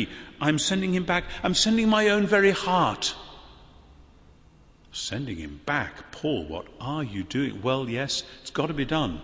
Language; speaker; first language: English; native; English